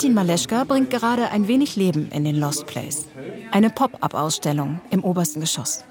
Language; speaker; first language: German; native; German